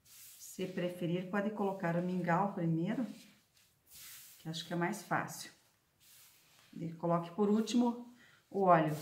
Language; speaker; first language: Portuguese; native; Portuguese